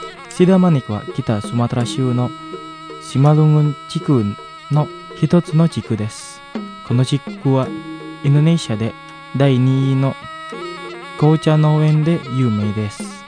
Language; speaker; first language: Japanese; non-native, fluent; Indonesian